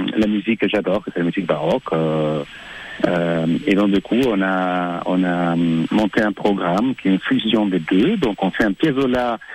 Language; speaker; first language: French; non-native, fluent; Spanish